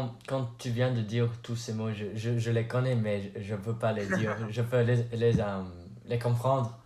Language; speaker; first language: French; non-native, learner; English